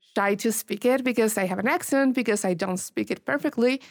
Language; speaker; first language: English; non-native, fluent; Spanish